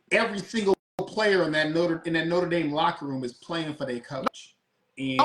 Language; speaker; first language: English; native; English